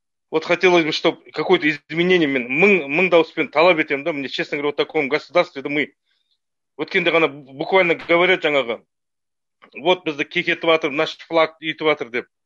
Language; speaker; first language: Russian; non-native, local second language; Kazakh